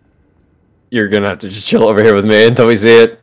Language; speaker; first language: English; native; English